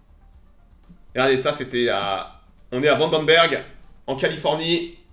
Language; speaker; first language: French; native; French